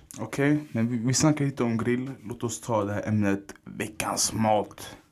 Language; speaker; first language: Swedish; early bilingual, other home language; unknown